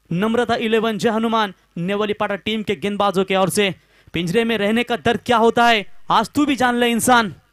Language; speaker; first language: Hindi; non-native, local second language; Marathi